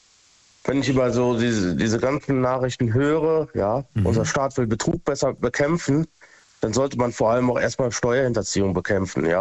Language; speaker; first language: German; native; German